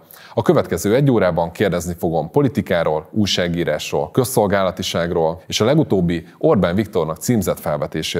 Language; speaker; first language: Hungarian; native; Hungarian